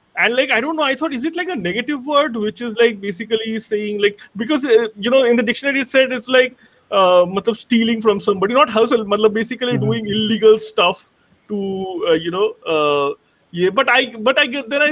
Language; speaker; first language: English; non-native, local second language; Bangla